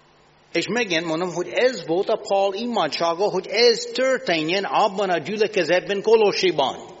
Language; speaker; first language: Hungarian; non-native, learner; English